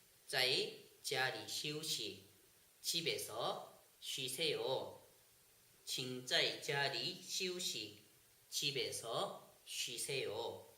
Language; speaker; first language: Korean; non-native, fluent; Chinese